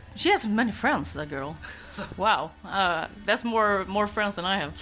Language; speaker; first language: English; non-native, fluent; Swedish